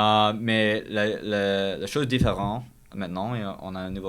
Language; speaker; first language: French; non-native, local second language; English